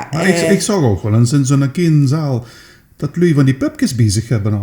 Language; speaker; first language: Dutch; native; Dutch